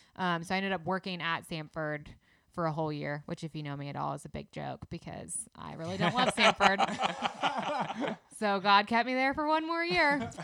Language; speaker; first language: English; native; English